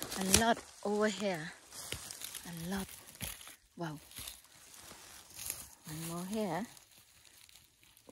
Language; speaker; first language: English; non-native, learner; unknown